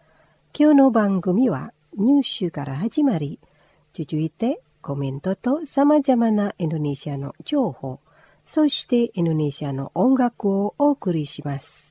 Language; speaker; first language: Japanese; non-native, fluent; Indonesian